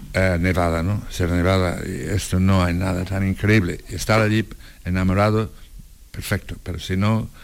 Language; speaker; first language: Spanish; non-native, fluent; English